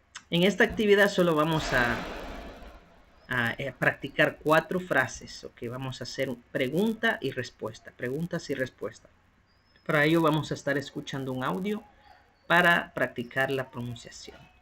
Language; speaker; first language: Spanish; native; Spanish